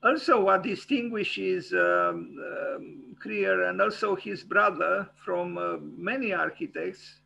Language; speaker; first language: English; non-native, fluent; Romanian